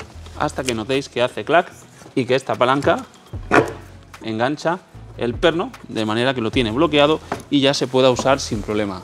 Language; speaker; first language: Spanish; native; Spanish